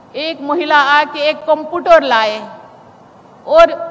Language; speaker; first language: Hindi; non-native, local second language; Santali